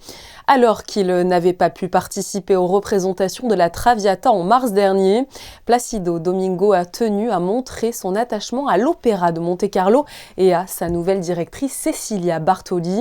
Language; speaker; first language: French; native; French